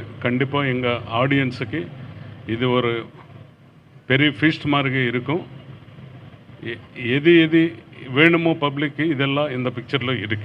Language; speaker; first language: Tamil; non-native, learner; Telugu